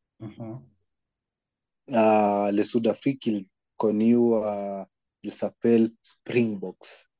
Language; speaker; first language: French; non-native, learner; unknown